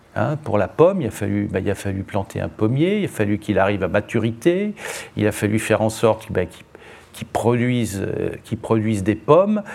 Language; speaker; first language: French; native; French